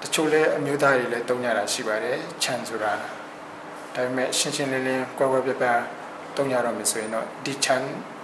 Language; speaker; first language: Burmese; native; Burmese